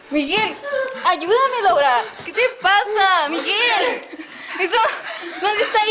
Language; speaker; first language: Spanish; native; Spanish